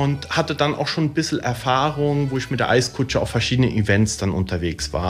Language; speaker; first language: German; early bilingual, other home language; Italian